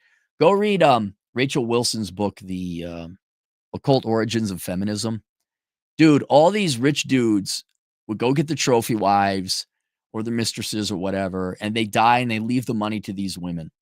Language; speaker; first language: English; native; English